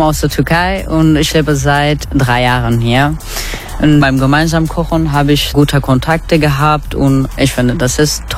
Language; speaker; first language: German; non-native, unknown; Turkish